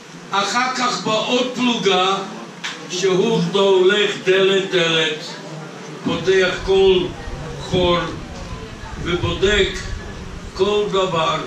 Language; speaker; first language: Hebrew; non-native, fluent; English